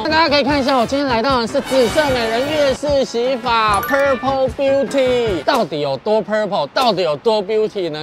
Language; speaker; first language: Chinese; non-native, fluent; Vietnamese